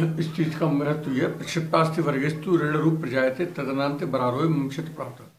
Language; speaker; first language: Hindi; native; Hindi